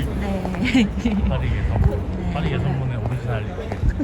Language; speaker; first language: Korean; native; Korean